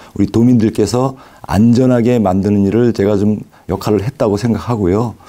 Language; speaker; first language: Korean; native; Korean